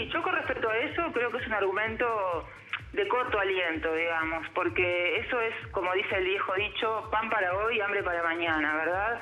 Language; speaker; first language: Spanish; native; Spanish